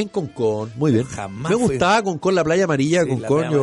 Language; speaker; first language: Spanish; native; Spanish